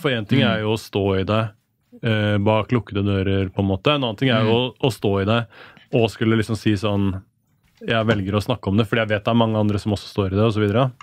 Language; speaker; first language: Norwegian; native; Norwegian